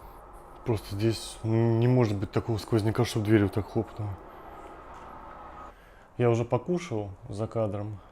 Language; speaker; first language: Russian; native; Russian